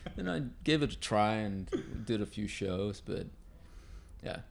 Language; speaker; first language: English; non-native, fluent; Spanish